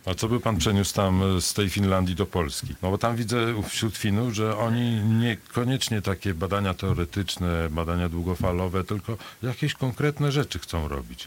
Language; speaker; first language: Polish; native; Polish